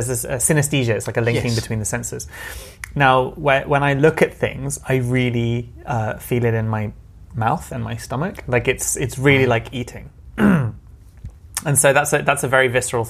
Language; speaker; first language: English; native; English